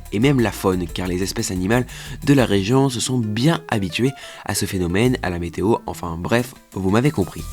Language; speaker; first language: French; native; French